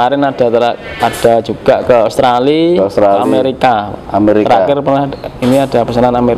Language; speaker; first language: Indonesian; native; Indonesian